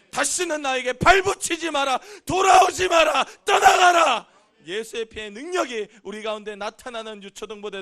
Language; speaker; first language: Korean; native; Korean